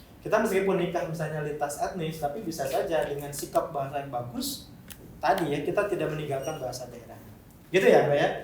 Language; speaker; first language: Indonesian; non-native, local second language; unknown